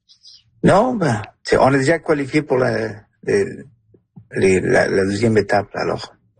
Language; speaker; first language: French; early bilingual, other home language; Spanish